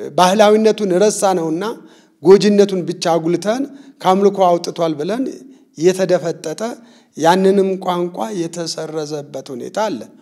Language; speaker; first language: Amharic; non-native, local second language; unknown